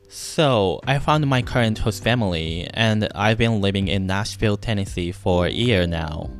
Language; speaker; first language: English; non-native, fluent; Japanese